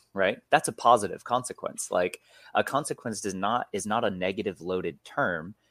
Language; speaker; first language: English; native; English